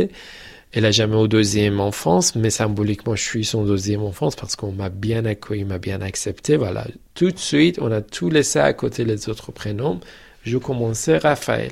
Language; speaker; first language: French; non-native, fluent; Persian